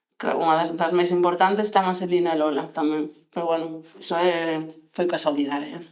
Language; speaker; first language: Galician; native; Galician